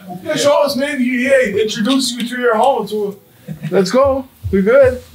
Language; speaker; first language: English; non-native, fluent; German